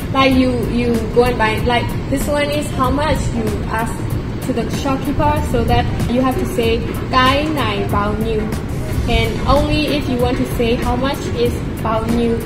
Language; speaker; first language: English; non-native, learner; Burmese